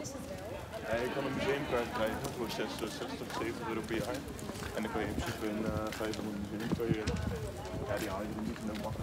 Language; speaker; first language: Dutch; native; Dutch